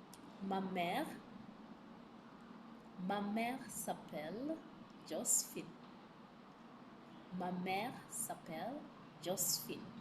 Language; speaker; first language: French; non-native, fluent; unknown